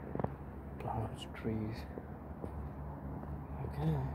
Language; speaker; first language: English; non-native, learner; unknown